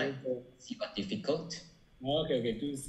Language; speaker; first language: English; non-native, learner; Vietnamese